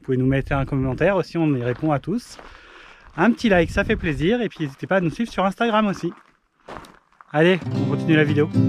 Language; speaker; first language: French; native; French